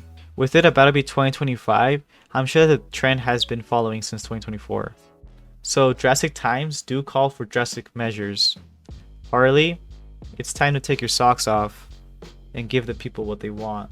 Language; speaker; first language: English; native; English